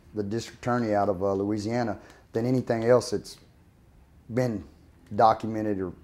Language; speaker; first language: English; native; English